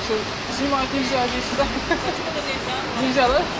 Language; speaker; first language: Russian; native; Russian